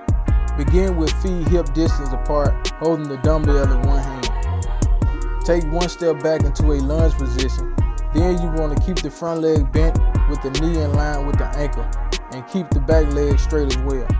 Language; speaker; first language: English; native; English